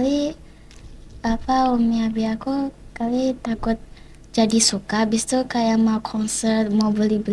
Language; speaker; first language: Indonesian; early bilingual, heritage; Indonesian